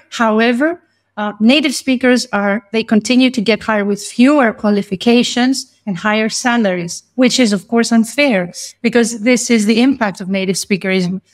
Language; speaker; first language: English; non-native, fluent; Greek